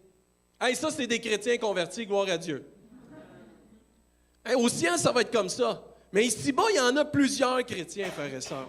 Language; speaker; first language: French; native; French